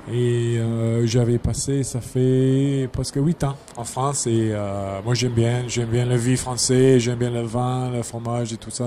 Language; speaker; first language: French; non-native, fluent; English